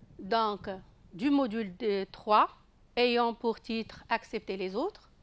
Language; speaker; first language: French; non-native, local second language; Arabic